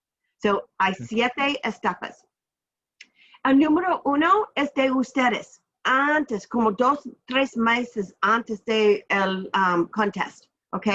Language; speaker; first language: Spanish; non-native, learner; English